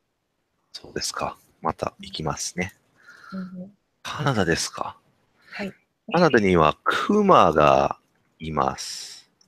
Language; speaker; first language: Japanese; non-native, learner; English